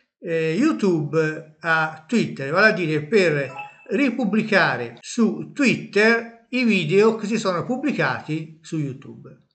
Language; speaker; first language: Italian; native; Italian